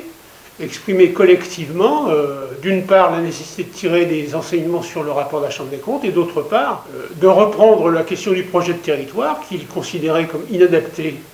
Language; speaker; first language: French; native; French